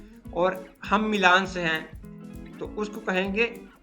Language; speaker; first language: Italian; non-native, fluent; Urdu